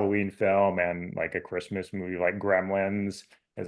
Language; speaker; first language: English; native; English